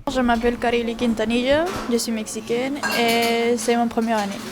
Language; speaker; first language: French; non-native, learner; Spanish